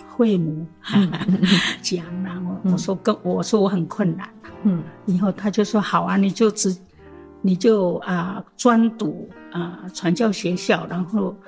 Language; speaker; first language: Chinese; non-native, local second language; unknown